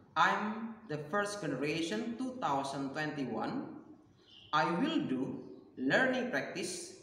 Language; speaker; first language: English; non-native, learner; Indonesian